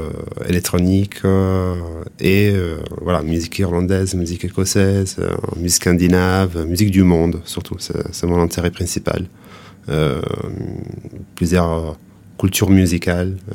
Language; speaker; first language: French; non-native, fluent; Italian